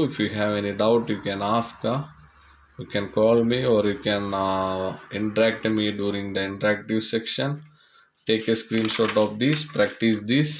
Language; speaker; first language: English; non-native, local second language; Tamil